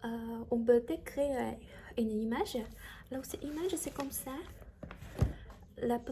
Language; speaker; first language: French; non-native, learner; Chinese